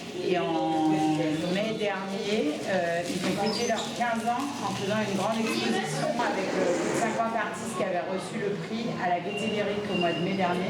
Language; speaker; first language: French; native; French